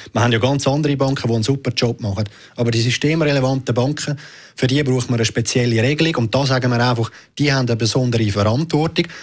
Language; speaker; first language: German; native; German